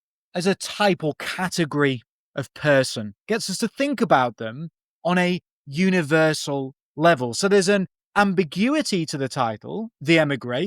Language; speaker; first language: English; native; English